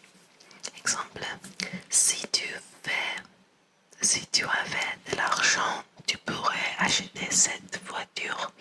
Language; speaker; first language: French; non-native, learner; English